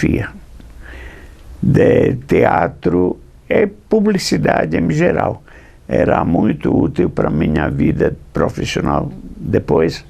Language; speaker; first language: Portuguese; non-native, fluent; English